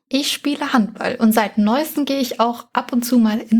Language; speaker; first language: German; native; German